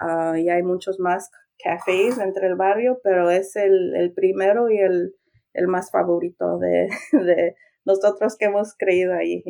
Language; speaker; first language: Spanish; early bilingual, heritage; Spanish